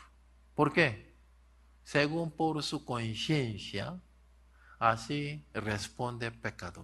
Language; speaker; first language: Spanish; non-native, learner; Korean